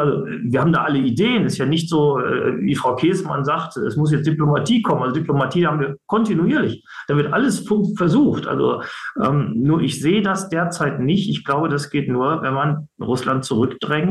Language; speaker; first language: German; native; German